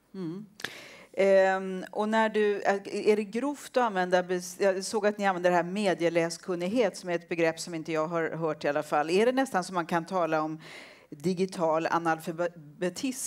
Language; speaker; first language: Swedish; native; Swedish